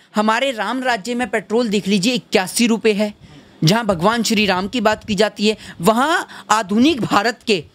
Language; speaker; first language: Hindi; native; Hindi